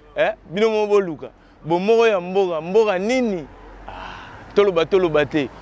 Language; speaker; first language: Lingala; native; Lingala